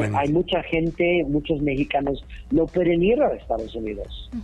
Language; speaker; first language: Spanish; non-native, learner; English